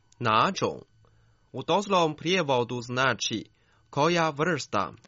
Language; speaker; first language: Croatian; non-native, fluent; Chinese